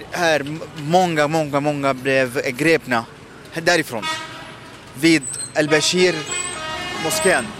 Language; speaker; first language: Swedish; non-native, fluent; Arabic